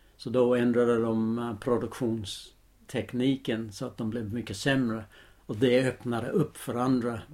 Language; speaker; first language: Swedish; non-native, fluent; English